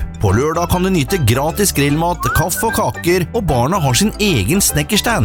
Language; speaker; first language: Norwegian; native; Norwegian